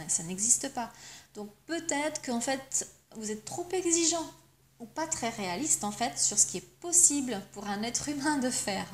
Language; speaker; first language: French; native; French